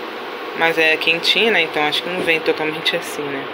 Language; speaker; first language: Portuguese; native; Portuguese